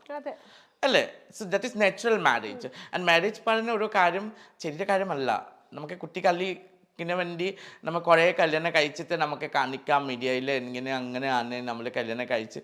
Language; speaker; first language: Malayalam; non-native, fluent; Assamese